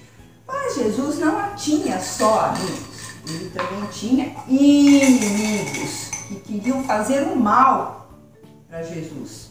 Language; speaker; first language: Portuguese; native; Portuguese